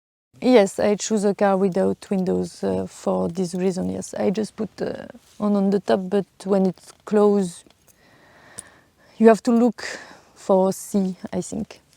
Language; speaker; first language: English; non-native, learner; French